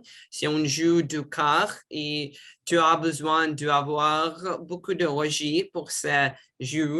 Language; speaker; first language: French; non-native, learner; Russian